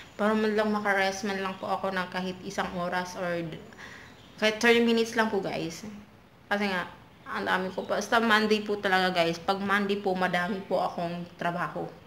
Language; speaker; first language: Filipino; non-native, local second language; Cebuano